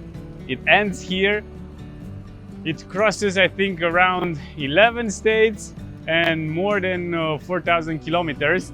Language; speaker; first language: English; non-native, fluent; Romanian